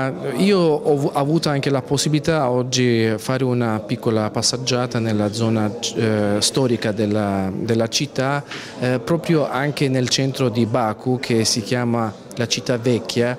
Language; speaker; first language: Italian; non-native, fluent; Azerbaijani